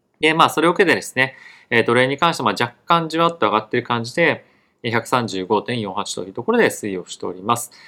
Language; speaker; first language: Japanese; native; Japanese